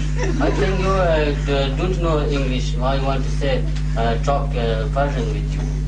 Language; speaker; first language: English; non-native, learner; Persian